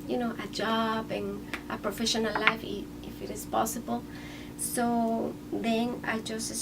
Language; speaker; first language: English; non-native, fluent; Spanish